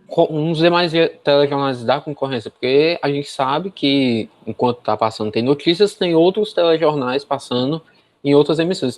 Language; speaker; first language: Portuguese; native; Portuguese